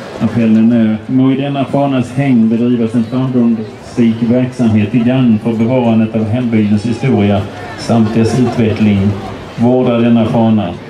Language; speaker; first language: Swedish; native; Swedish